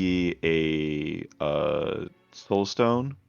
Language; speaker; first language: English; native; English